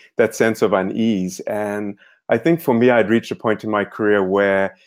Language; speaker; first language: English; native; English